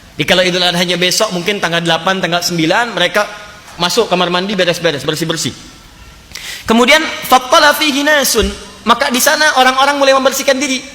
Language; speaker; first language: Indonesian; native; Indonesian